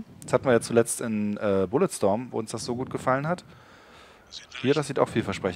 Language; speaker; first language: German; native; German